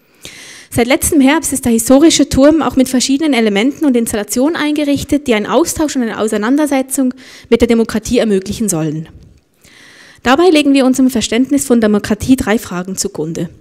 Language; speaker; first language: German; native; German